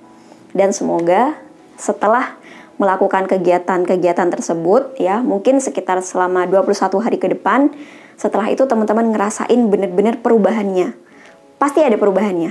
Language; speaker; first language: Indonesian; native; Indonesian